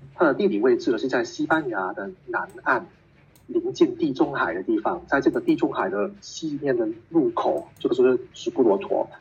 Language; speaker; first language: Chinese; non-native, local second language; Cantonese